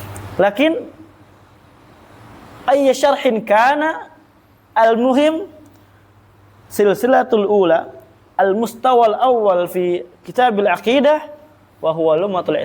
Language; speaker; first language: Arabic; non-native, fluent; Indonesian